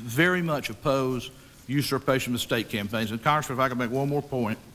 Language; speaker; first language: English; native; English